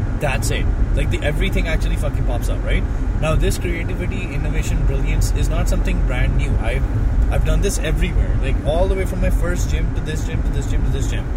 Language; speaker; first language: English; non-native, local second language; Hindi